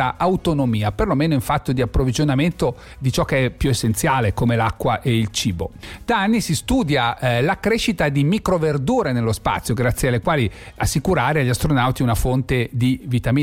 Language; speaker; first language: Italian; native; Italian